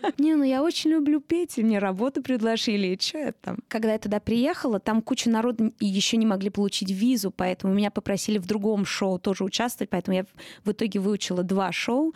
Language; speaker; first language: Russian; early bilingual, heritage; Russian